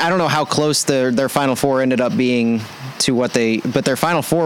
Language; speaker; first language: English; native; English